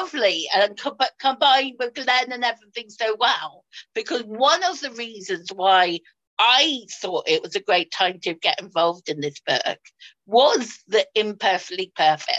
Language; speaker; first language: English; native; English